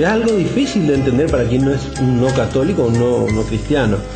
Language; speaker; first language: Spanish; native; Spanish